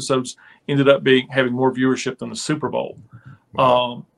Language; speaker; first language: English; native; English